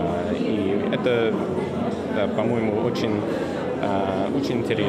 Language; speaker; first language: Russian; non-native, learner; English